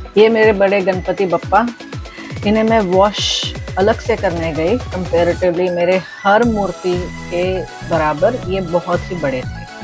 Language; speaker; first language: Hindi; non-native, local second language; Marathi